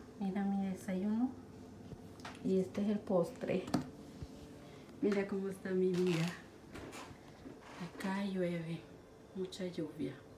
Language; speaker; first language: Spanish; native; Spanish